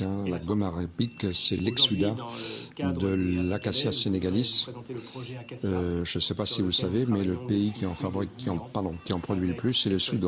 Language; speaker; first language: French; native; French